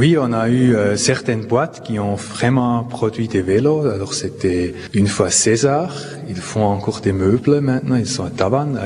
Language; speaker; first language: French; non-native, local second language; Swiss German